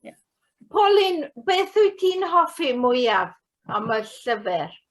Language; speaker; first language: Welsh; non-native, fluent; English